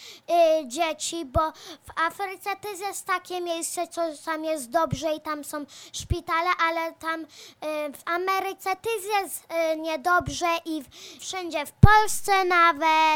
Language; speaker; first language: Polish; early bilingual, heritage; Polish